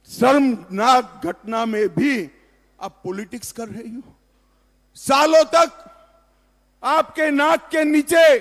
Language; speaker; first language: Hindi; non-native, local second language; Gujarati